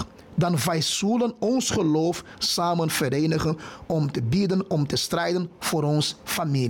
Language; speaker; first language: Dutch; non-native, fluent; Portuguese